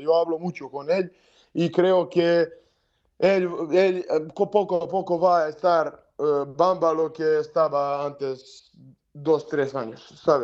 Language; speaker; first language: Spanish; non-native, learner; Serbian